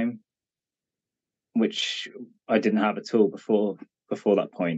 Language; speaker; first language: English; native; English